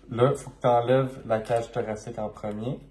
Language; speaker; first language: French; native; French